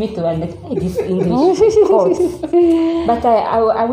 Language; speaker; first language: English; non-native, learner; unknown